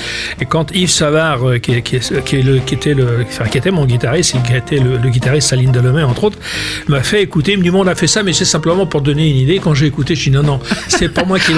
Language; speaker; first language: French; native; French